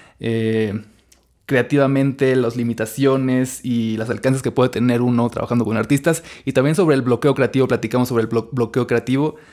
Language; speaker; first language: Spanish; native; Spanish